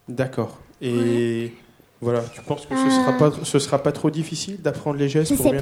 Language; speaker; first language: French; native; French